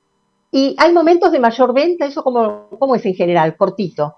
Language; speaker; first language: Spanish; native; Spanish